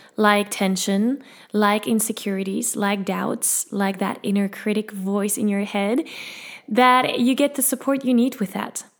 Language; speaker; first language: English; non-native, fluent; Dutch